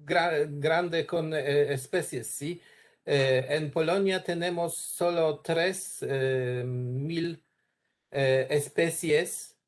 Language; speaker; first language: Spanish; non-native, learner; Polish